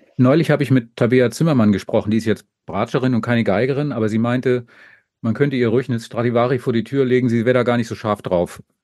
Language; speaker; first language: German; native; German